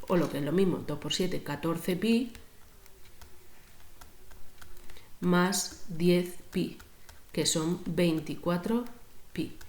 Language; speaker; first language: Spanish; native; Spanish